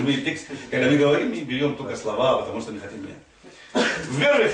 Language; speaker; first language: Russian; non-native, fluent; Arabic